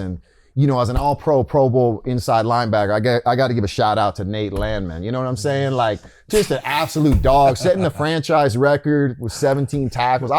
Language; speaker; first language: English; native; English